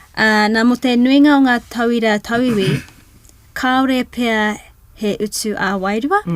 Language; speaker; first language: Māori; non-native, local second language; English